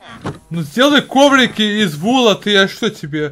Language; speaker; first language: Russian; native; Russian